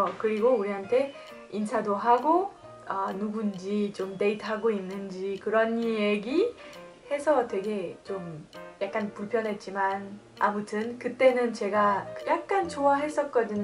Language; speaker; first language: Korean; non-native, fluent; French